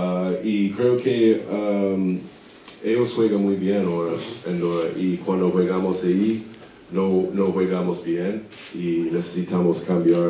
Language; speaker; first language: Spanish; non-native, learner; English